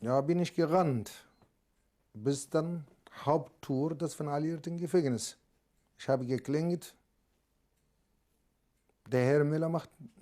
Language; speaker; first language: German; non-native, learner; Arabic